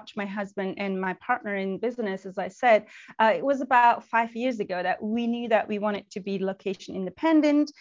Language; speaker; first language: English; non-native, fluent; Turkish